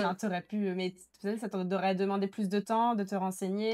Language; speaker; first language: French; native; French